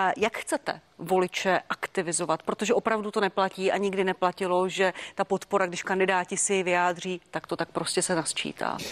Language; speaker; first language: Czech; native; Czech